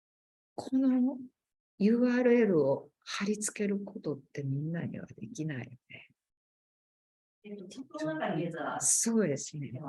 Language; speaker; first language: Japanese; native; Japanese